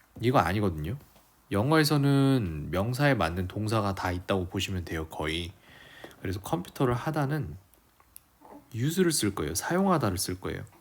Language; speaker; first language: Korean; native; Korean